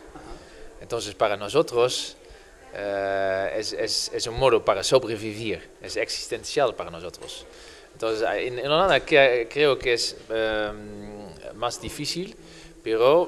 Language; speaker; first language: Spanish; non-native, fluent; Dutch